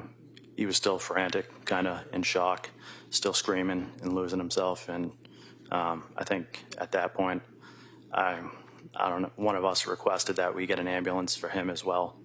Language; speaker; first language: English; native; English